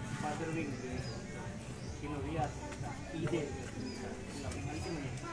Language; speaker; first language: Filipino; non-native, local second language; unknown